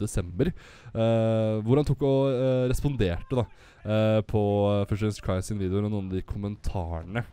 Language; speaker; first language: Norwegian; native; Norwegian